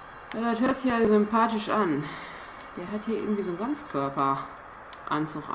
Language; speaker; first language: German; native; German